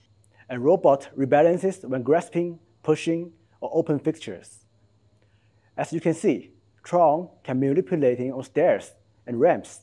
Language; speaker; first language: English; non-native, fluent; Chinese